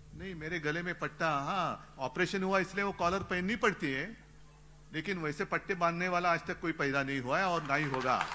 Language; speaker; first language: Hindi; non-native, local second language; Marathi